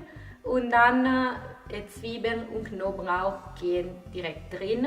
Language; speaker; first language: German; non-native, fluent; Italian